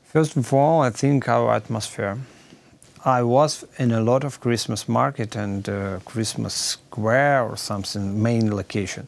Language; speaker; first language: English; non-native, learner; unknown